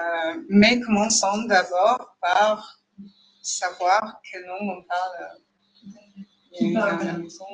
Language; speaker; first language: French; non-native, fluent; English